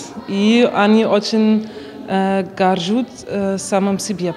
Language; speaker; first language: Russian; non-native, learner; German